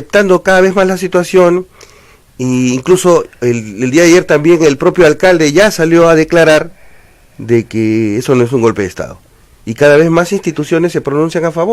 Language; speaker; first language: Spanish; native; Spanish